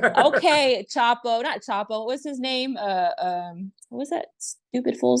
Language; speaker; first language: English; native; English